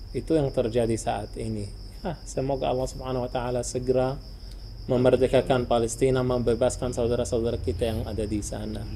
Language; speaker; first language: Indonesian; non-native, fluent; Arabic